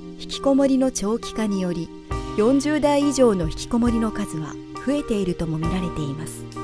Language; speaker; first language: Japanese; native; Japanese